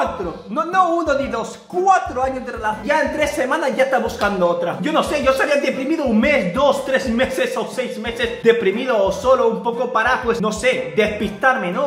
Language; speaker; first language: Spanish; native; Spanish